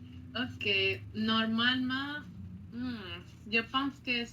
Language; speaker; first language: French; non-native, learner; Spanish